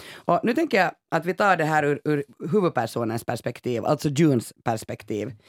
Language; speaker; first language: Swedish; native; Swedish